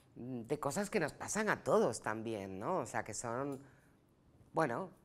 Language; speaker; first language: Spanish; native; Spanish